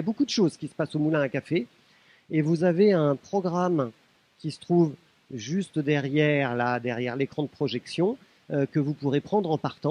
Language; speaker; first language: French; native; French